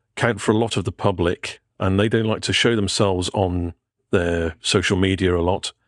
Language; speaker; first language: English; native; English